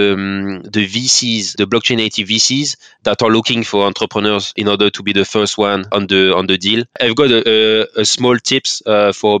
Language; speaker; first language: English; non-native, fluent; French